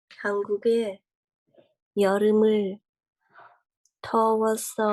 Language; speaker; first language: Korean; non-native, learner; Thai